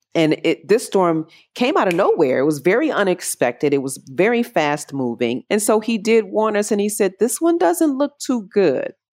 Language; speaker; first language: English; native; English